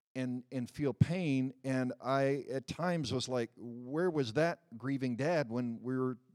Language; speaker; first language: English; early bilingual, other home language; Dutch